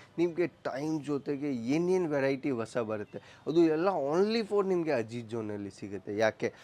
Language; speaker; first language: Kannada; non-native, local second language; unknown